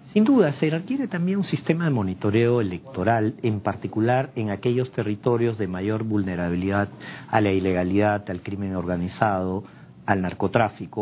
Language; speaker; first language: Spanish; native; Spanish